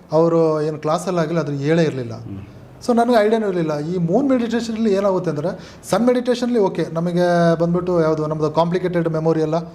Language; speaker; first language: Kannada; non-native, local second language; Malayalam